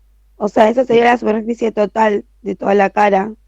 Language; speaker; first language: Spanish; native; Spanish